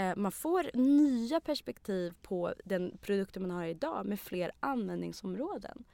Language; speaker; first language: Swedish; early bilingual, other home language; Arabic